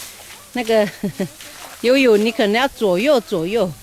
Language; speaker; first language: Chinese; native; Chinese